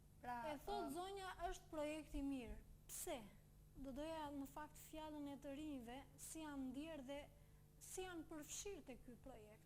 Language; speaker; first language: Albanian; native; Albanian